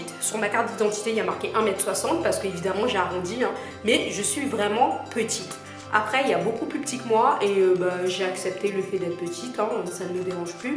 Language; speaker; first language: French; native; French